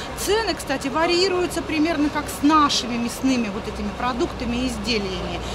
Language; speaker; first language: Russian; native; Russian